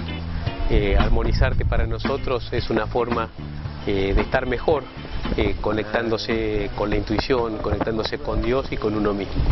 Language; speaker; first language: Spanish; native; Spanish